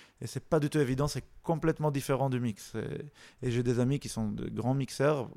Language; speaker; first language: French; non-native, fluent; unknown